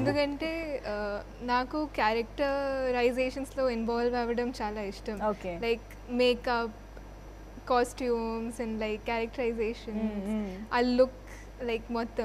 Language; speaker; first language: Telugu; non-native, fluent; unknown